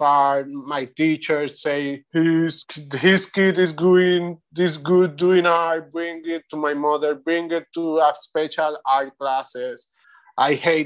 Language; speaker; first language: English; non-native, learner; Spanish